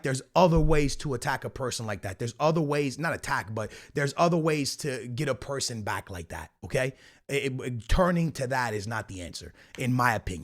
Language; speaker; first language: English; native; English